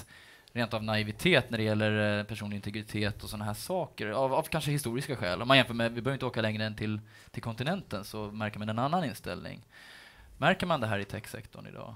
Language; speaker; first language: Swedish; native; Swedish